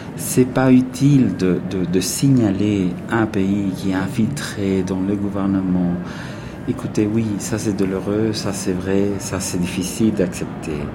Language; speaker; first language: French; non-native, fluent; Spanish